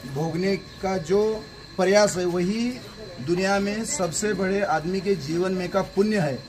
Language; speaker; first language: Hindi; non-native, local second language; Marathi